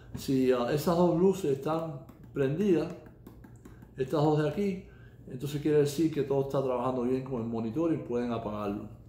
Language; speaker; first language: Spanish; early bilingual, heritage; Spanish